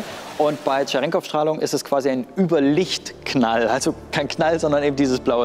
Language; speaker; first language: German; native; German